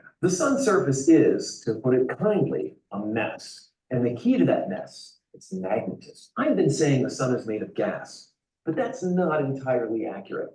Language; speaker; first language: English; native; English